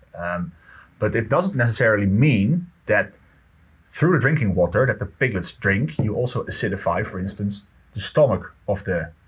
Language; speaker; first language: English; non-native, fluent; Dutch